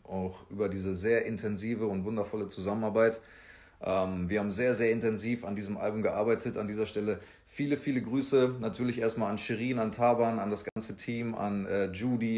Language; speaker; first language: German; native; German